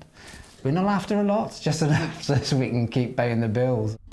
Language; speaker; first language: English; native; English